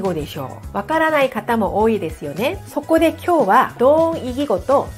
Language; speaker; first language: Japanese; non-native, fluent; Korean